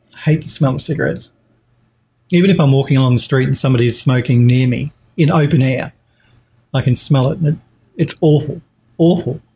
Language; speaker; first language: English; native; English